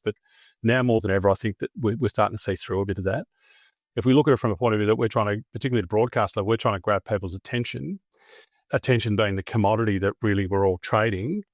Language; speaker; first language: English; native; English